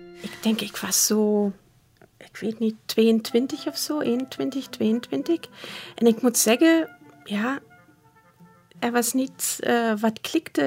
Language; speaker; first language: Dutch; non-native, fluent; German